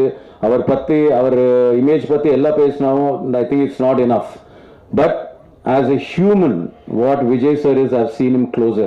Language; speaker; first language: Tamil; non-native, learner; Telugu